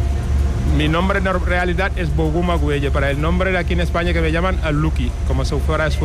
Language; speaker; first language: Spanish; non-native, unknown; Wolof